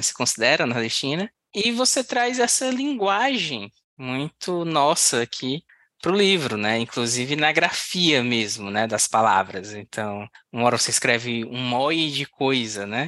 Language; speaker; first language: Portuguese; native; Portuguese